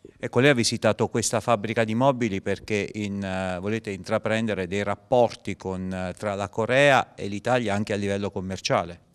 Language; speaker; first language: Italian; native; Italian